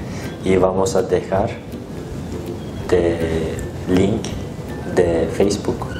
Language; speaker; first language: Spanish; non-native, learner; Turkish